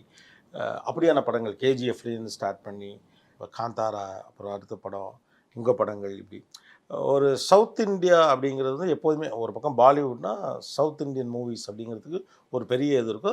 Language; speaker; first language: Tamil; native; Tamil